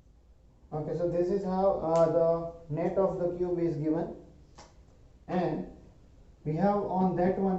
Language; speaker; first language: English; non-native, local second language; Hindi